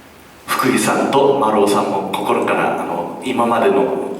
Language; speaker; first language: Japanese; non-native, fluent; English